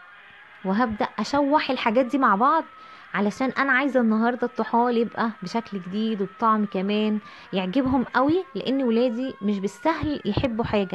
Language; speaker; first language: Arabic; native; Arabic